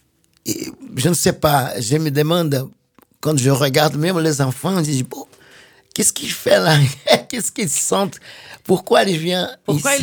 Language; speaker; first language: French; non-native, fluent; Portuguese